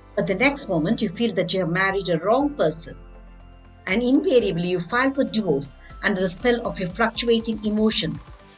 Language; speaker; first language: English; non-native, local second language; Tamil